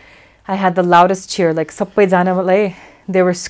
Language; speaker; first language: Nepali; early bilingual, heritage; English